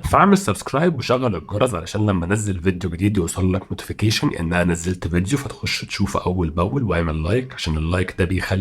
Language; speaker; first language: Arabic; native; Arabic